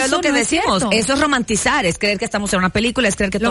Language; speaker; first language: Spanish; native; Spanish